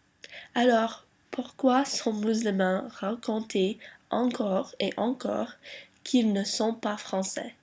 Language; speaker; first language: French; non-native, learner; English